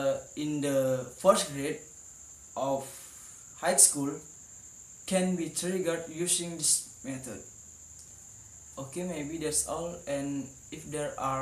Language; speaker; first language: English; non-native, learner; Indonesian